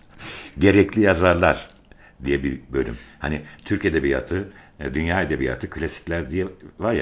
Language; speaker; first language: Turkish; native; Turkish